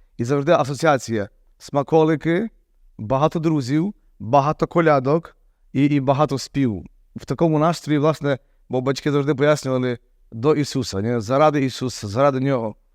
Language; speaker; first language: Ukrainian; native; Ukrainian